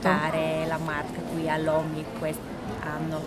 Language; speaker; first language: Italian; non-native, fluent; Bulgarian